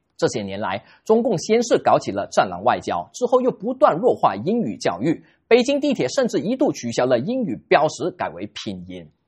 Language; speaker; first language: Chinese; native; Chinese